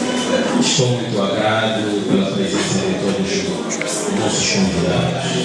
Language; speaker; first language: Portuguese; non-native, fluent; French